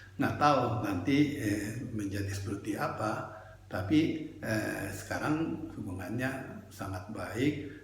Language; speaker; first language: Indonesian; non-native, fluent; Japanese